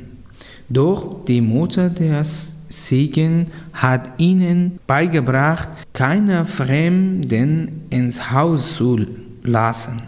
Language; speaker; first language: German; non-native, learner; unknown